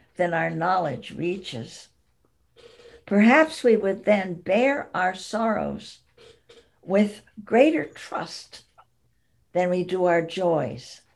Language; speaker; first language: English; native; English